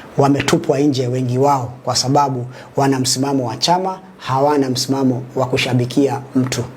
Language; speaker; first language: Swahili; native; Swahili